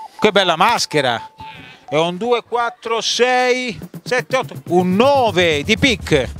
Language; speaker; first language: Italian; native; Italian